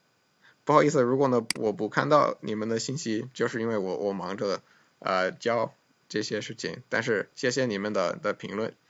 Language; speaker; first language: Chinese; non-native, fluent; English